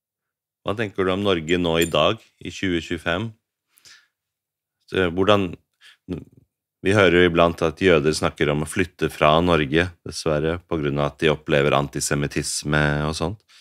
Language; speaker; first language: Norwegian; native; Norwegian